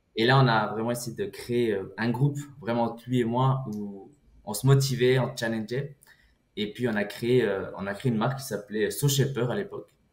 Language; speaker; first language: French; early bilingual, other home language; Portuguese